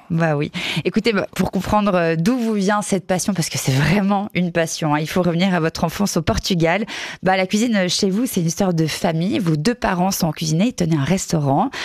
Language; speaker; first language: French; native; French